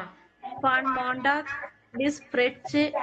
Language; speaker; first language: German; non-native, learner; Tamil